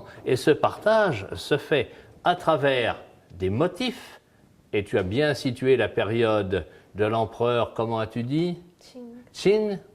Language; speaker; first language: French; native; French